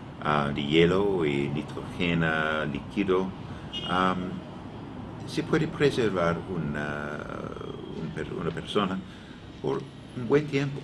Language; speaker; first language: Spanish; non-native, learner; English